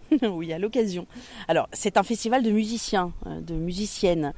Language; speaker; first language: French; native; French